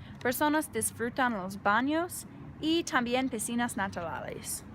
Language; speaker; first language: Spanish; non-native, learner; English